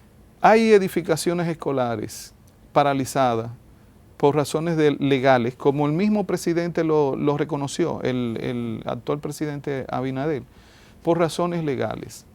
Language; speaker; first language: Spanish; native; Spanish